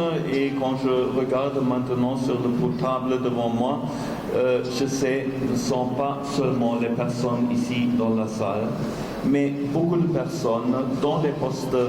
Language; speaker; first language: French; non-native, fluent; German